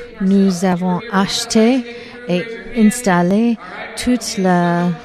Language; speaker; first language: French; non-native, learner; English